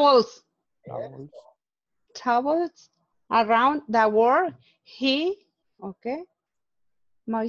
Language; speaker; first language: English; non-native, learner; Spanish